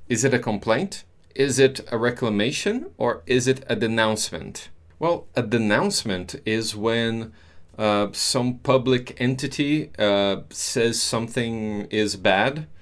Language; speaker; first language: English; non-native, fluent; Portuguese